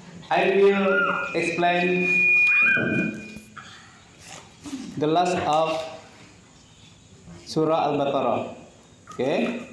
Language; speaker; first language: English; non-native, learner; Indonesian